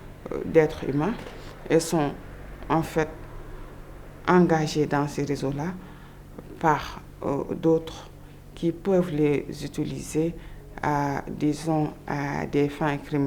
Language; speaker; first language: French; non-native, local second language; Wolof